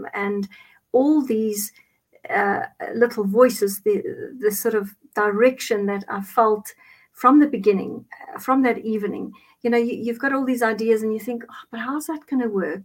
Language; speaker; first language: English; non-native, local second language; Afrikaans